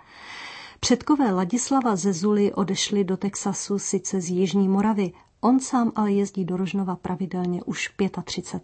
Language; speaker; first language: Czech; native; Czech